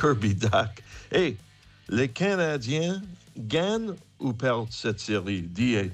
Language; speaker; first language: French; non-native, fluent; English